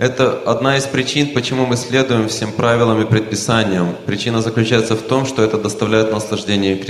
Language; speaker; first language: Russian; native; Russian